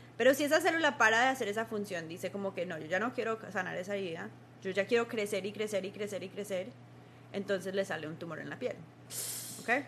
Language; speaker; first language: Spanish; early bilingual, heritage; Spanish